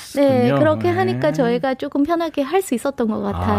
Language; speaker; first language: Korean; non-native, fluent; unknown